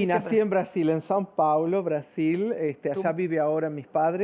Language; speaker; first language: Spanish; early bilingual, other home language; Portuguese